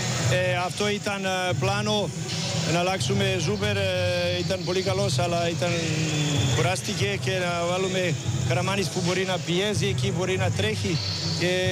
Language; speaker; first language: Greek; non-native, learner; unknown